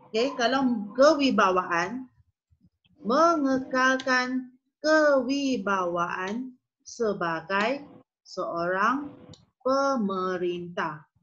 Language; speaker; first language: Malay; native; Malay